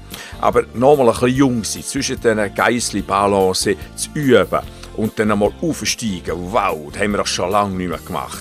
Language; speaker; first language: German; native; German